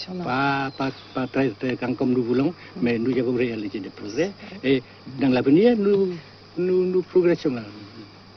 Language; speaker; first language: French; non-native, local second language; Vietnamese